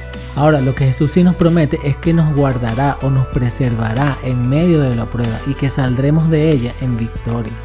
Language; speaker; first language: Spanish; native; Spanish